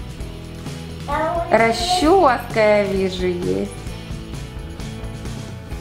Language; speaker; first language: Russian; native; Russian